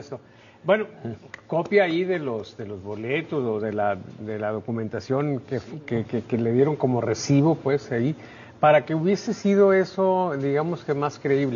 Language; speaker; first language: Spanish; native; Spanish